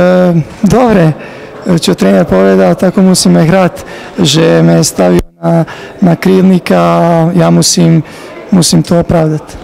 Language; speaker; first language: Slovak; non-native, learner; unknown